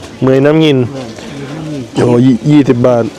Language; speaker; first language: Vietnamese; non-native, learner; Thai